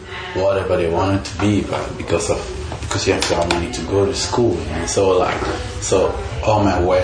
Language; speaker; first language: English; non-native, local second language; Ga